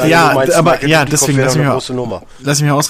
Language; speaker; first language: German; native; German